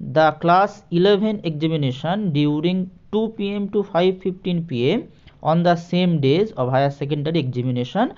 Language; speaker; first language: English; non-native, local second language; Bangla